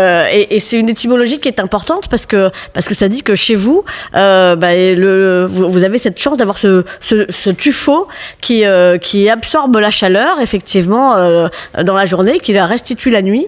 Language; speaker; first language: French; native; French